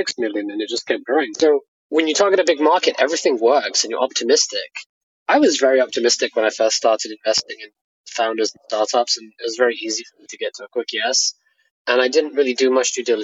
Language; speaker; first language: English; native; English